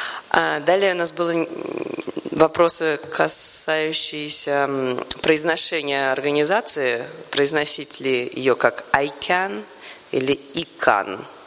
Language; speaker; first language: Russian; native; Russian